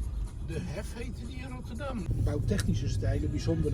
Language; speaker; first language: Dutch; native; Dutch